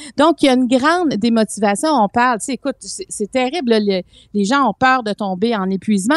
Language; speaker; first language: French; native; French